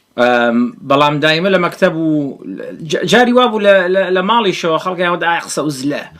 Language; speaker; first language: Central Kurdish; early bilingual, heritage; Central Kurdish